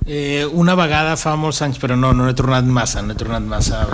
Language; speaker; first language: Catalan; non-native, fluent; Spanish